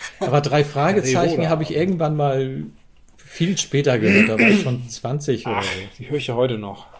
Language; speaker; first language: German; native; German